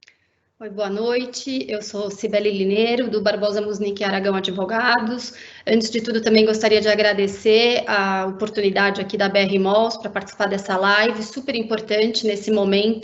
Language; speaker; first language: Portuguese; native; Portuguese